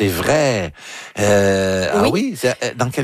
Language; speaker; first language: French; native; French